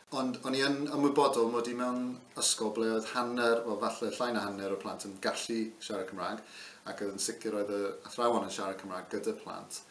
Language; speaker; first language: Welsh; non-native, local second language; English